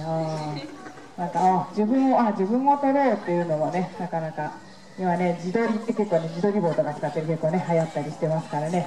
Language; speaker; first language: Japanese; native; Japanese